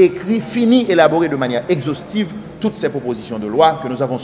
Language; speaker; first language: French; non-native, local second language; Haitian Creole